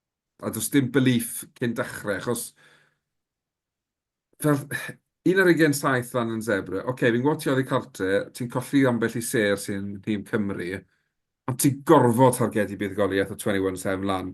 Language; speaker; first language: Welsh; native; Welsh